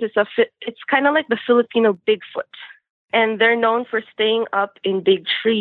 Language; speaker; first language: English; non-native, local second language; Filipino